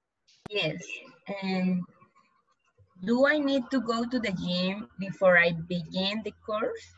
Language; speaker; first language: English; non-native, learner; Spanish